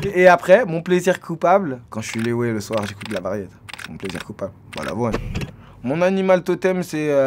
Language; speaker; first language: French; native; French